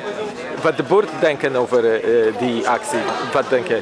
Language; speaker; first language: Dutch; non-native, learner; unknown